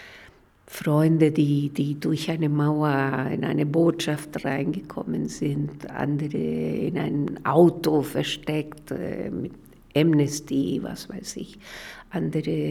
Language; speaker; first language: German; non-native, fluent; Spanish